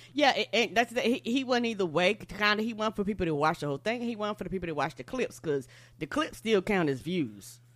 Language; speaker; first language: English; native; English